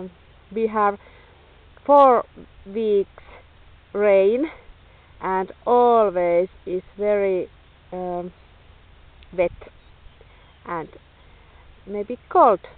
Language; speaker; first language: English; non-native, learner; Finnish